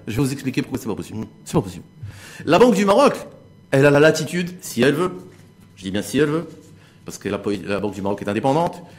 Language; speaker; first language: French; non-native, local second language; Arabic